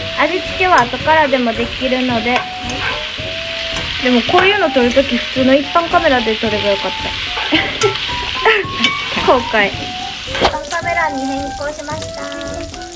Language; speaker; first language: Japanese; native; Japanese